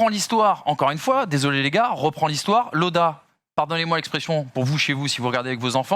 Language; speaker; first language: French; native; French